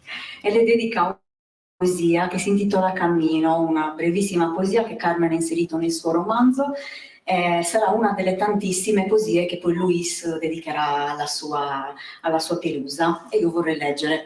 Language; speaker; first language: Italian; native; Italian